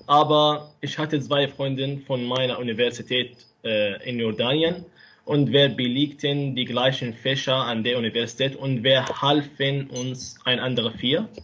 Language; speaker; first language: German; non-native, learner; Arabic